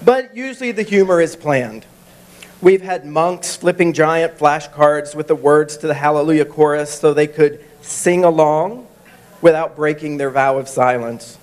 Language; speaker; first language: English; native; English